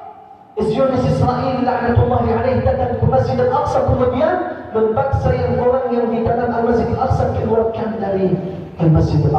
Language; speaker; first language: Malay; non-native, fluent; Arabic